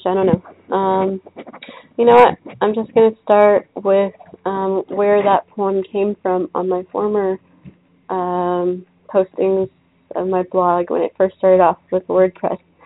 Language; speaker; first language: English; native; English